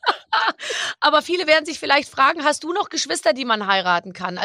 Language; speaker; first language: German; native; German